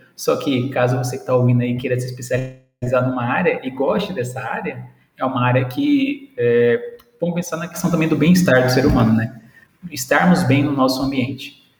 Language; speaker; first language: Portuguese; native; Portuguese